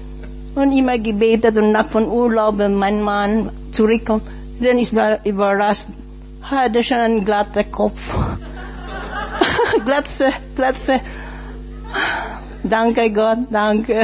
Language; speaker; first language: German; non-native, learner; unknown